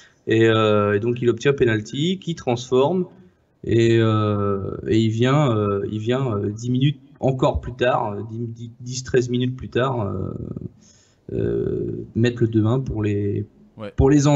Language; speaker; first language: French; native; French